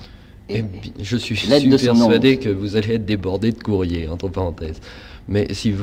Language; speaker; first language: French; native; French